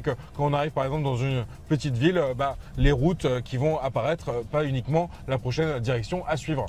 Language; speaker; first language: French; native; French